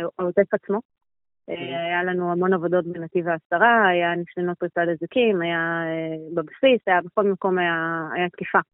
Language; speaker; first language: Hebrew; native; Hebrew